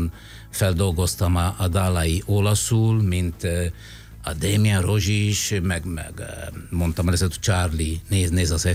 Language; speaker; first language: Hungarian; non-native, fluent; Italian